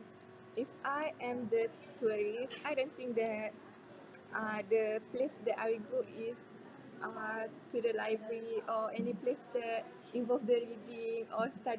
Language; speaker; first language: English; non-native, local second language; Malay